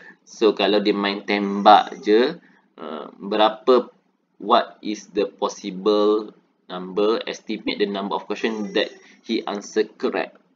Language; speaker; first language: English; non-native, local second language; Malay